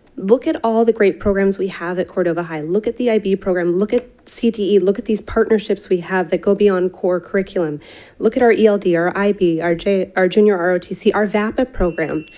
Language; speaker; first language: English; native; English